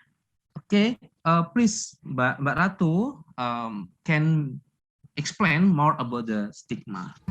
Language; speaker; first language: English; non-native, learner; Indonesian